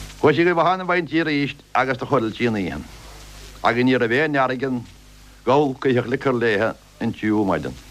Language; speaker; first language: Irish; native; Irish